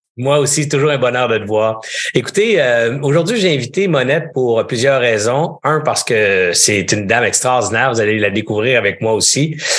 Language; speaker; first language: French; native; French